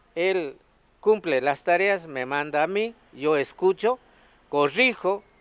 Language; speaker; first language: Spanish; native; Spanish